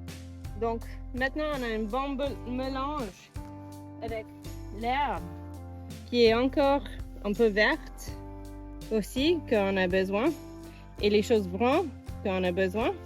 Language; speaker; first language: French; non-native, fluent; English